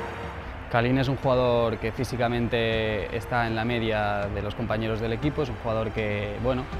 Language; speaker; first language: Spanish; native; Spanish